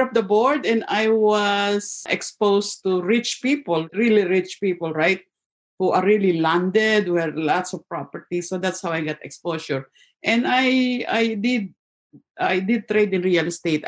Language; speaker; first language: English; non-native, local second language; Filipino